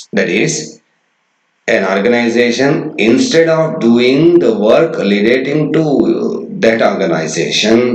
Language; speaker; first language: English; non-native, local second language; Kannada